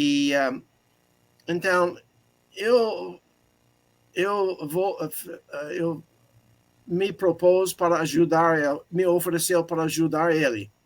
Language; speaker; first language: Portuguese; non-native, fluent; English